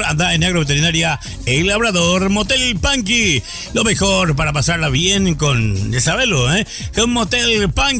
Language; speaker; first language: Spanish; native; Spanish